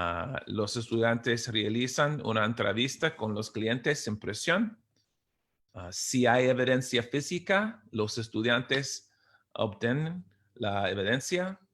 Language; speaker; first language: Spanish; non-native, fluent; English